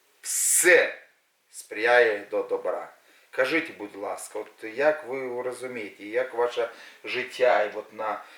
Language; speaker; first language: Ukrainian; non-native, local second language; Russian